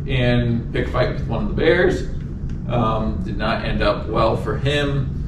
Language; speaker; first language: English; native; English